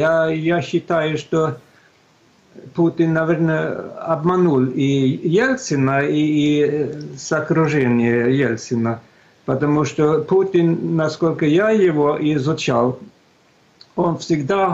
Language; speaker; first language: Russian; non-native, fluent; Swedish